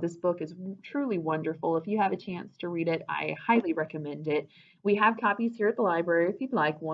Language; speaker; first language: English; native; English